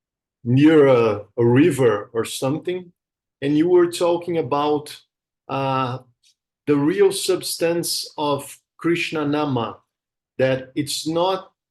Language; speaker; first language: English; non-native, fluent; Portuguese